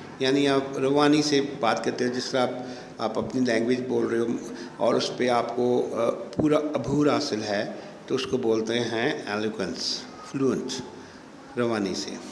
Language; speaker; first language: Urdu; native; Urdu